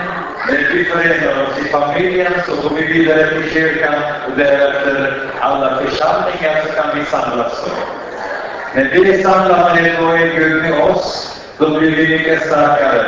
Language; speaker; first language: Swedish; non-native, fluent; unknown